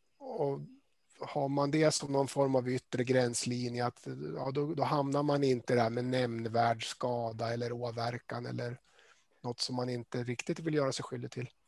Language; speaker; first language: Swedish; native; Swedish